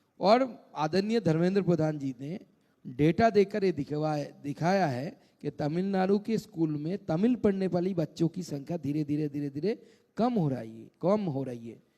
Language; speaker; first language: Hindi; non-native, local second language; Bangla